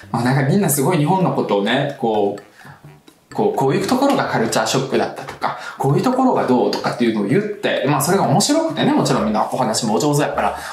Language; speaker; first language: Japanese; early bilingual, other home language; Russian